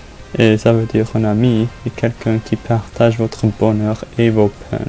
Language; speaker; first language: French; non-native, learner; English